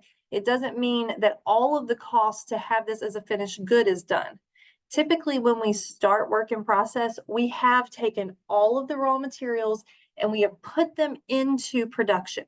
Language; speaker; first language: English; native; English